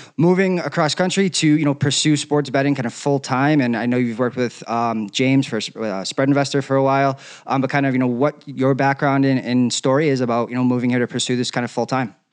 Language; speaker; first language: English; native; English